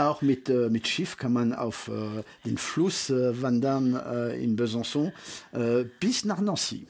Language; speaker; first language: German; early bilingual, heritage; French